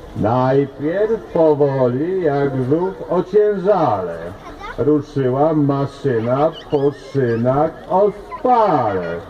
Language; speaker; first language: Polish; native; Polish